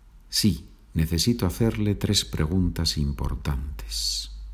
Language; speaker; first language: Spanish; native; Spanish